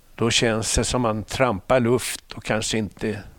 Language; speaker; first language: Swedish; native; Swedish